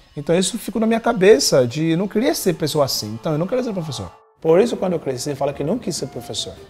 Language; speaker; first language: Portuguese; non-native, fluent; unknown